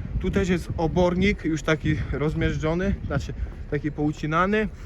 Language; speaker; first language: Polish; native; Polish